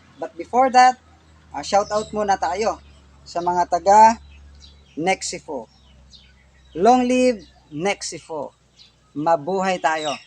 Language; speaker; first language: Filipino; non-native, local second language; Cebuano